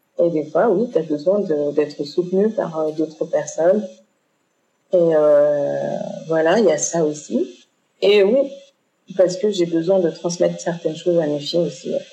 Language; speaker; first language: French; early bilingual, other home language; Haitian Creole